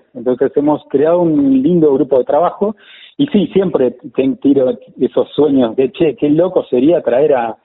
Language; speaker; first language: Spanish; native; Spanish